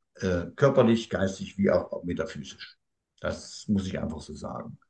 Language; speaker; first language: German; native; German